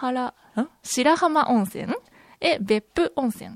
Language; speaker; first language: French; non-native, fluent; Japanese